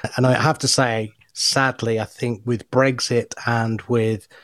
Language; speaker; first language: English; native; English